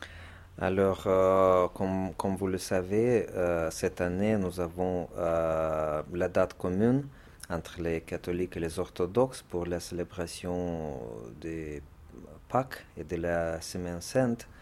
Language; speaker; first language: French; non-native, fluent; Russian